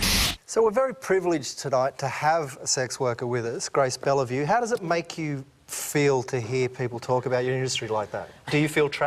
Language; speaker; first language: English; native; English